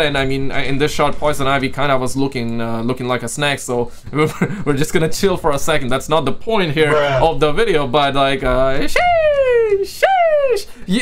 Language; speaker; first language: English; native; English